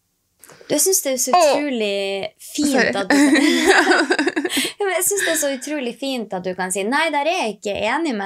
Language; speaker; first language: Norwegian; native; Norwegian